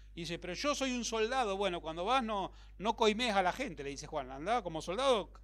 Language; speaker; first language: Spanish; native; Spanish